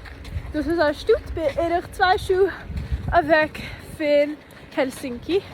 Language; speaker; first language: German; non-native, learner; English